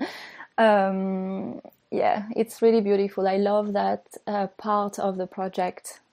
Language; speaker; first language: English; non-native, fluent; French